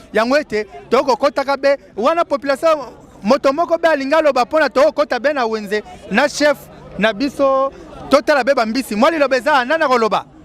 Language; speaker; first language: Lingala; native; Lingala